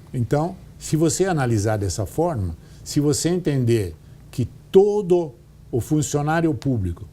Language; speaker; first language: Portuguese; non-native, fluent; Italian